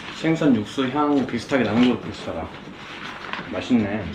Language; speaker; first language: Korean; native; Korean